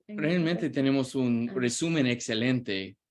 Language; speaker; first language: Spanish; non-native, fluent; English